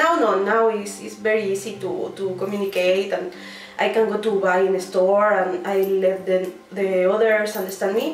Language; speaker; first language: English; non-native, learner; Spanish